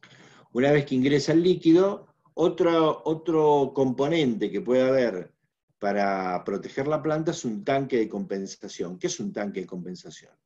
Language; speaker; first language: Spanish; native; Spanish